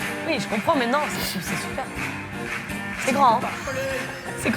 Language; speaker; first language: French; native; French